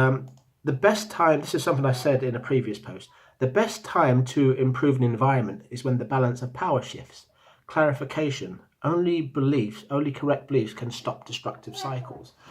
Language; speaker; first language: English; native; English